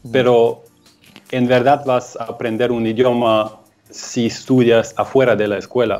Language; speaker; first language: Spanish; non-native, fluent; Russian